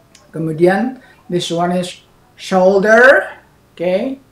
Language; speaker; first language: English; non-native, fluent; Indonesian